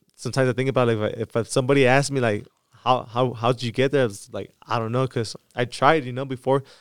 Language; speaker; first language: English; early bilingual, other home language; Spanish